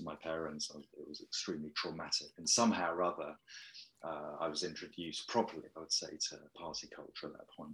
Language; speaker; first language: English; native; English